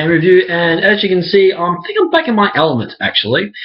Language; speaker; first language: English; native; English